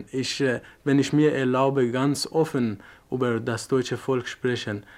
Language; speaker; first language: German; non-native, learner; Persian